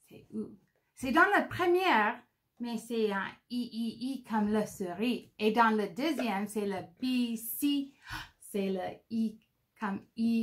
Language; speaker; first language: French; non-native, fluent; English